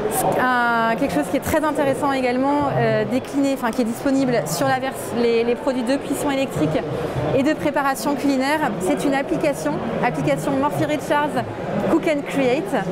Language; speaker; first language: French; native; French